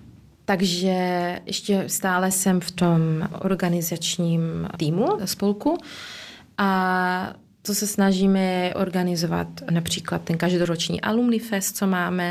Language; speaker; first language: Czech; early bilingual, heritage; Czech